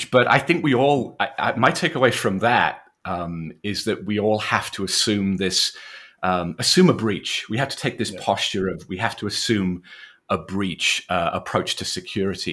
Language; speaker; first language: English; native; English